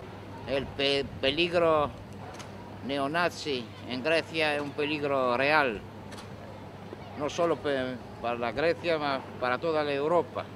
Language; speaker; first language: Spanish; non-native, fluent; Greek